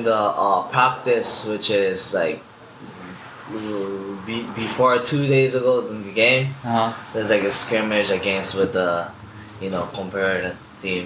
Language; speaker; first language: English; non-native, fluent; Japanese